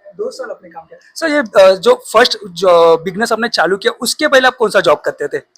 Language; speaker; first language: Hindi; non-native, local second language; Marathi